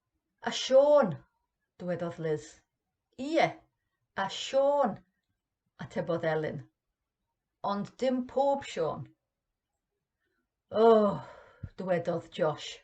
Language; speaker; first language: Welsh; non-native, learner; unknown